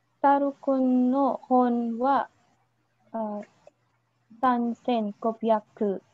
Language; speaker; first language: Japanese; non-native, learner; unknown